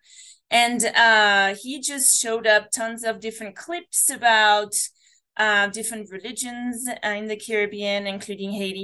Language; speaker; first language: English; non-native, fluent; French